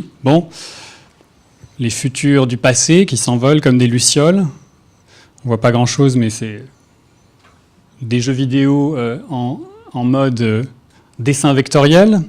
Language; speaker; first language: French; native; French